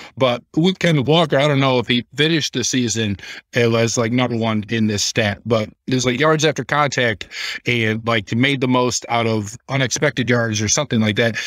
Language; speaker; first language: English; native; English